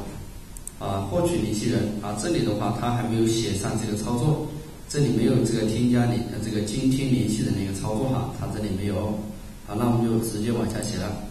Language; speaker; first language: Chinese; native; Chinese